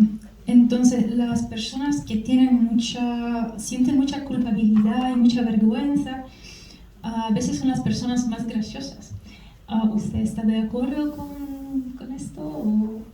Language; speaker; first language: Spanish; non-native, fluent; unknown